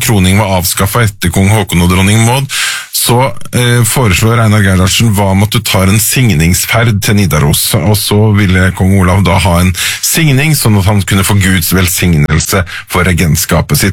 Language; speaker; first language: Norwegian; native; Norwegian